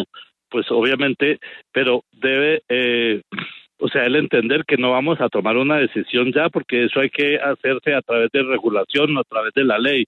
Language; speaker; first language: Spanish; native; Spanish